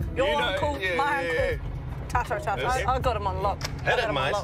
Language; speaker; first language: English; native; English